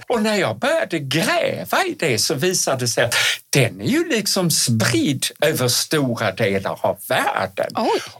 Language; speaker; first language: Swedish; native; Swedish